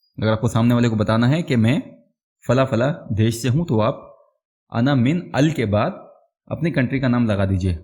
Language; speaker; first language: Hindi; native; Hindi